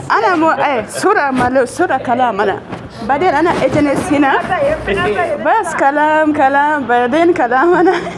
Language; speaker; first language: Arabic; non-native, learner; Amharic